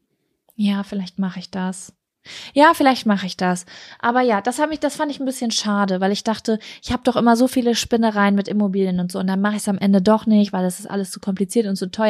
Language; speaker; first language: German; native; German